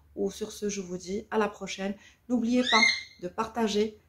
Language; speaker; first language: French; non-native, local second language; Arabic